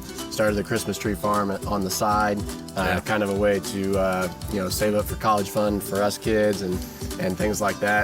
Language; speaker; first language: English; native; English